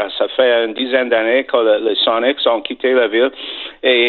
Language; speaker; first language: French; non-native, fluent; English